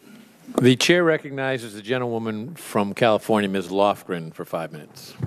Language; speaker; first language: English; native; English